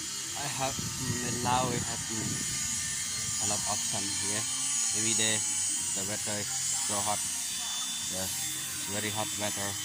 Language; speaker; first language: English; non-native, learner; Lao